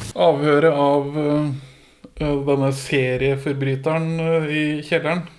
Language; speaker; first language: Norwegian; early bilingual, other home language; Persian